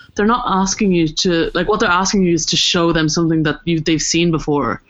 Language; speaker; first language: English; native; English